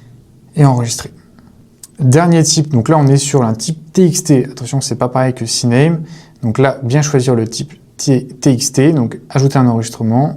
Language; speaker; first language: French; native; French